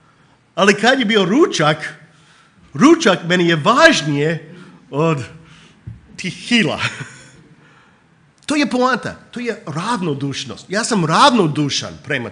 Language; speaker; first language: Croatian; non-native, fluent; English